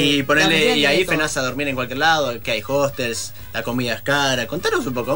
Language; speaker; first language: Spanish; native; Spanish